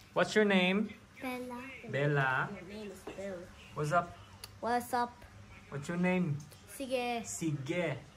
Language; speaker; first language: Filipino; non-native, local second language; Cebuano